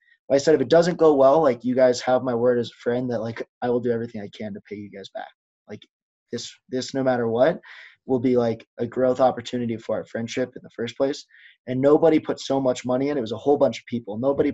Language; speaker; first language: English; native; English